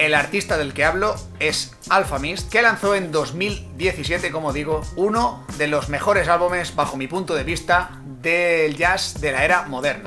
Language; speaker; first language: Spanish; native; Spanish